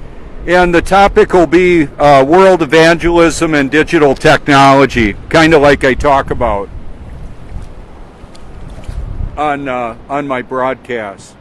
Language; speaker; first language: English; native; English